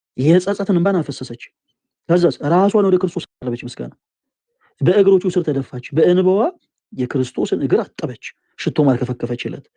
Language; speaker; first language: Amharic; native; Amharic